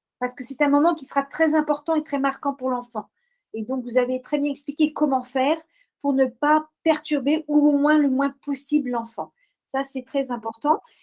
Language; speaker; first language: French; native; French